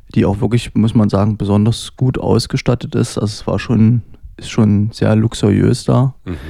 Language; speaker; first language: German; native; German